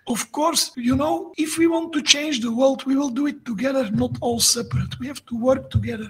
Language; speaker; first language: English; non-native, fluent; Dutch